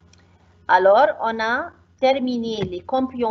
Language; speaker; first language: French; non-native, fluent; Arabic